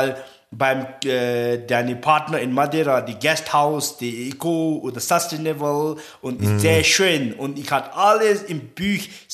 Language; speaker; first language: German; non-native, learner; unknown